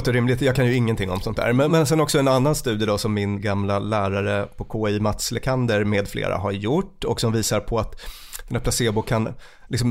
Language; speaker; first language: Swedish; native; Swedish